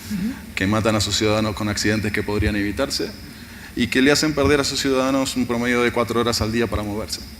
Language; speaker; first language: Spanish; native; Spanish